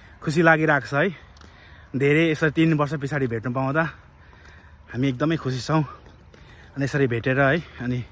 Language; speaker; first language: Nepali; native; Nepali